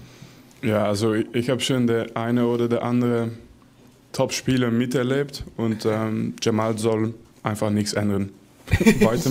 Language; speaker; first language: German; non-native, fluent; Dutch